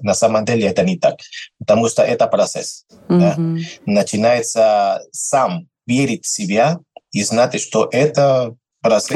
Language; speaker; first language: Russian; non-native, learner; Spanish